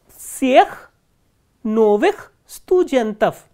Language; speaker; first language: Russian; non-native, fluent; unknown